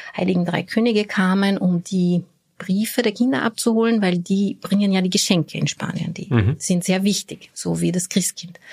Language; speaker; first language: German; early bilingual, other home language; Bulgarian